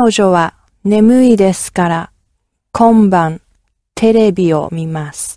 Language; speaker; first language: Japanese; non-native, learner; English